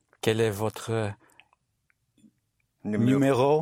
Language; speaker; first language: French; non-native, learner; English